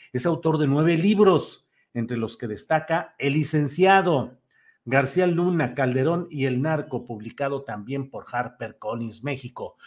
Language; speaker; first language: Spanish; native; Spanish